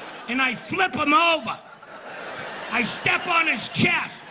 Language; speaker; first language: English; native; English